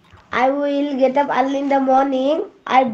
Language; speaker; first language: English; non-native, learner; Bangla